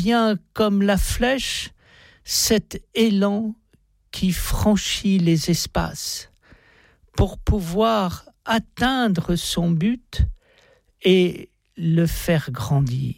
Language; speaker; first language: French; native; French